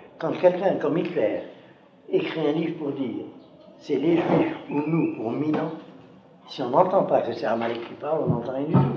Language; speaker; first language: French; native; French